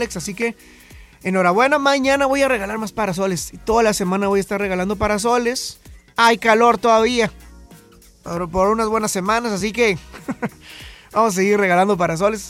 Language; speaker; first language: Spanish; native; Spanish